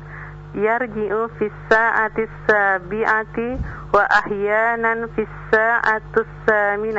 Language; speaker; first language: Arabic; non-native, learner; Indonesian